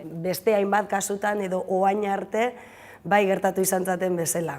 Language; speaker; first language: Basque; native; Basque